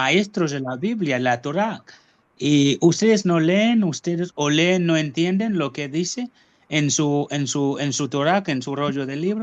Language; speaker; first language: Spanish; non-native, fluent; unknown